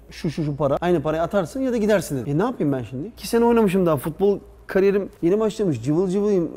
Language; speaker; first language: Turkish; early bilingual, heritage; Turkish